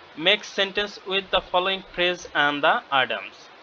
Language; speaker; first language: English; non-native, local second language; Bangla